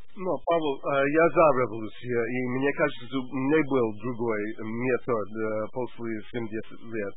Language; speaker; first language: Russian; non-native, learner; English